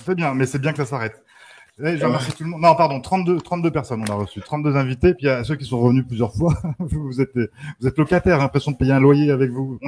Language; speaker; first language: French; native; French